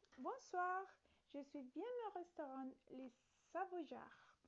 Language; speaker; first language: French; non-native, learner; Italian